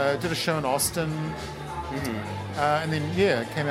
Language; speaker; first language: English; native; English